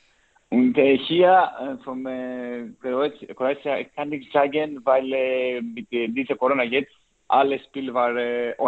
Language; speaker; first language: German; non-native, learner; Greek